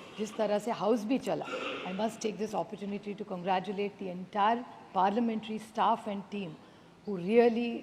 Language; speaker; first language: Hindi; non-native, local second language; Marathi